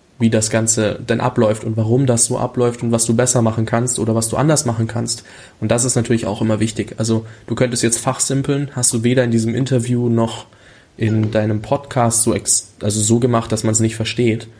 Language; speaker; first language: German; native; German